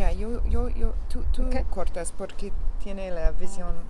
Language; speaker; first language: Spanish; non-native, learner; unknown